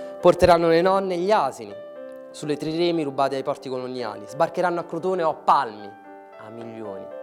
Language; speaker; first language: Italian; early bilingual, other home language; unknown